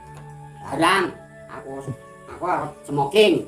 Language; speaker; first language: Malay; non-native, local second language; Javanese